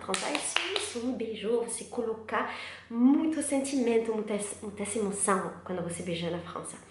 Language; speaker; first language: Portuguese; non-native, learner; French